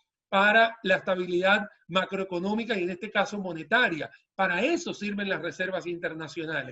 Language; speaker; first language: Spanish; native; Spanish